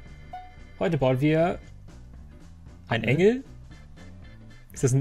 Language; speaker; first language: German; native; German